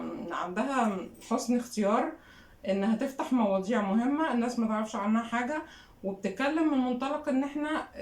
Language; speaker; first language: Arabic; native; Arabic